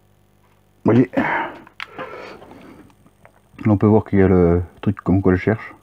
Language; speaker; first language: French; native; French